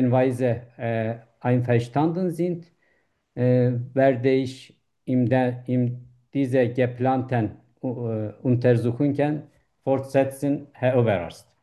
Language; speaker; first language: German; non-native, learner; Turkish